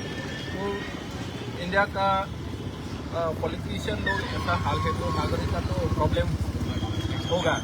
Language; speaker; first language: Hindi; non-native, local second language; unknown